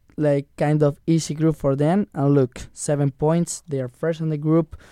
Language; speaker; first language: English; non-native, learner; Spanish